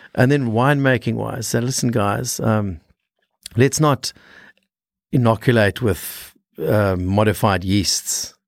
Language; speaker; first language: English; native; English